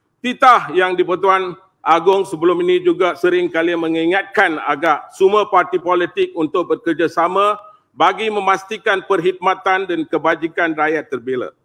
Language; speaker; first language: Malay; non-native, local second language; Tamil